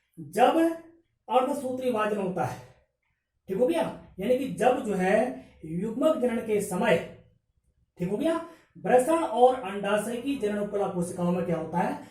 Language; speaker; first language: Hindi; native; Hindi